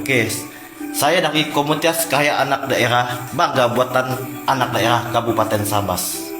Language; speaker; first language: Indonesian; native; Indonesian